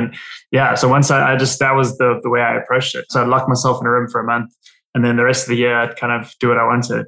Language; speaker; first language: English; native; English